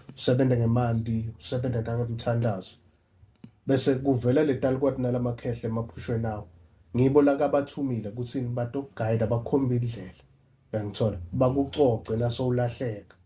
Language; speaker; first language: Zulu; non-native, local second language; Swati